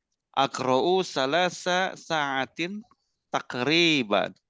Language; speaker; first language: Arabic; non-native, learner; Indonesian